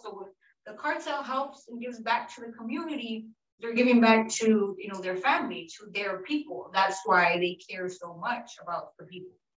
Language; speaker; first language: English; early bilingual, other home language; Spanish